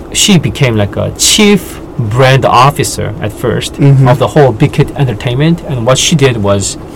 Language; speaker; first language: English; non-native, fluent; Korean